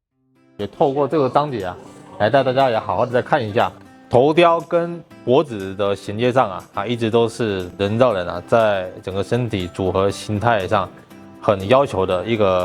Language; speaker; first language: Chinese; native; Chinese